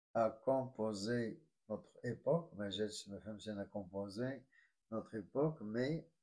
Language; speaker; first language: French; non-native, local second language; Arabic